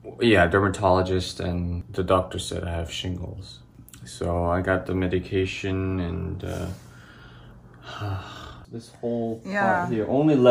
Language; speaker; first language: English; non-native, fluent; Korean